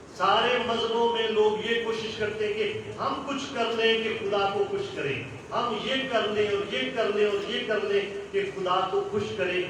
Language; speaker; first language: Urdu; non-native, local second language; Punjabi